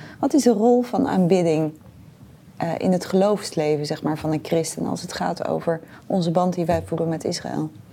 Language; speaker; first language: Dutch; native; Dutch